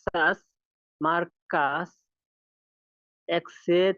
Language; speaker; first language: Spanish; non-native, learner; Bangla